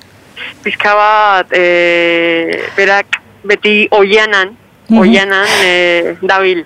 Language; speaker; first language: Basque; non-native, fluent; Spanish